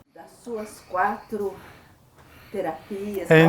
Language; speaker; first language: Portuguese; native; Portuguese